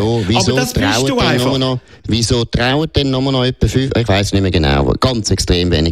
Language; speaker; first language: German; native; German